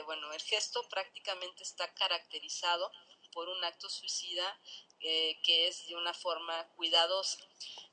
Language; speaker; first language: Spanish; native; Spanish